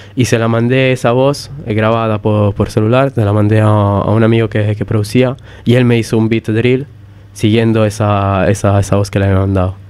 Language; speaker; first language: Spanish; early bilingual, heritage; Italian